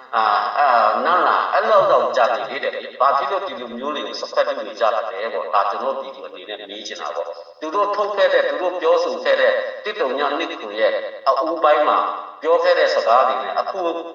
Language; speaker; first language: Burmese; non-native, local second language; Shan